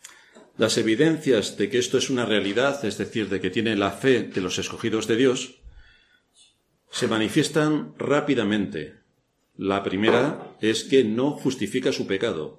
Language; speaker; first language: Spanish; native; Spanish